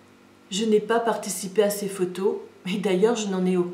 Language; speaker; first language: French; native; French